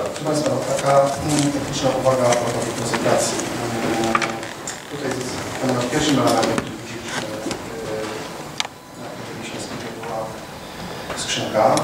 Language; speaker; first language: Polish; native; Polish